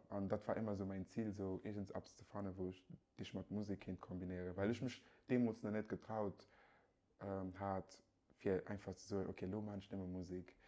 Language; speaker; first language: Luxembourgish; early bilingual, other home language; Yoruba